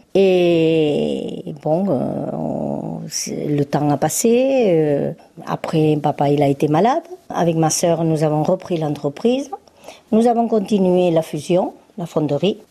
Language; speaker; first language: French; early bilingual, other home language; Spanish